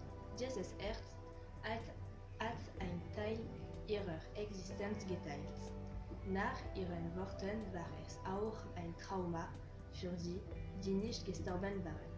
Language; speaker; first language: German; non-native, learner; French